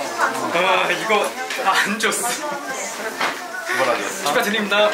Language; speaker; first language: Korean; non-native, fluent; Chinese